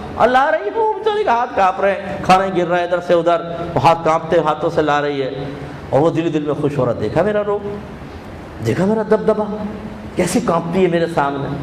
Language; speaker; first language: Urdu; native; Urdu